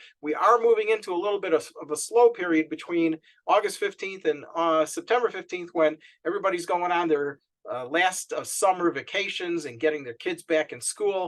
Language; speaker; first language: English; native; English